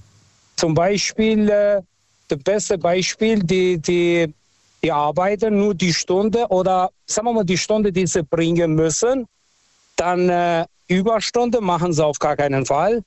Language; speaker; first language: German; non-native, fluent; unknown